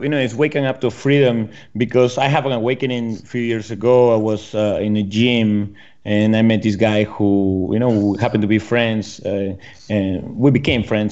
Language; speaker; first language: English; non-native, fluent; Spanish